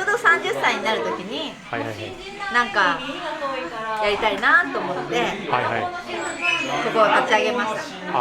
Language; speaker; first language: Japanese; native; Japanese